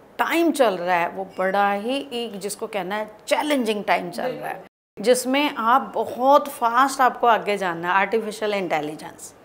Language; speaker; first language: Hindi; native; Hindi